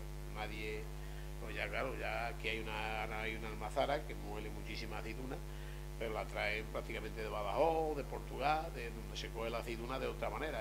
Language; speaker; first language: Spanish; native; Spanish